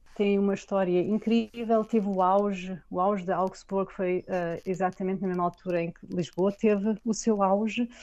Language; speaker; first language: Portuguese; native; Portuguese